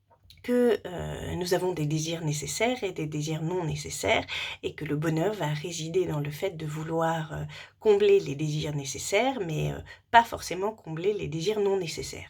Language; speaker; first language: French; native; French